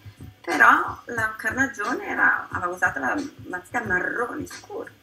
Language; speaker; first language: Italian; native; Italian